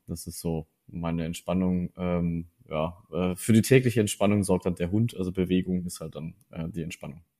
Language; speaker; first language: German; native; German